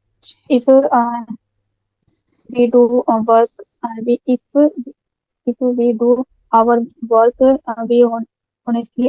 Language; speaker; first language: English; non-native, learner; Hindi